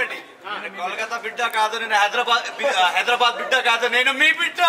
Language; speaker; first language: Telugu; non-native, local second language; Hindi